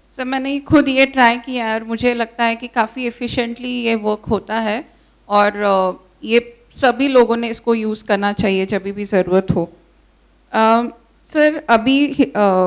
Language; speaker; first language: Hindi; non-native, local second language; Marathi